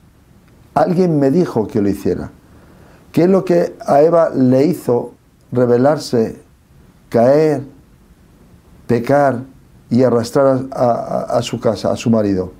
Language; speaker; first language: Spanish; native; Spanish